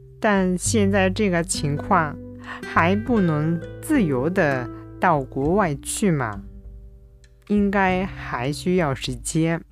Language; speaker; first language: Chinese; non-native, fluent; Japanese